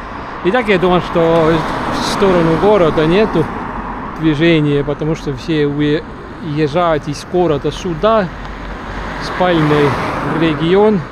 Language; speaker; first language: Russian; non-native, local second language; Estonian